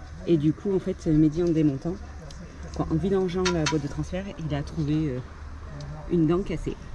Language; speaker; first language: French; native; French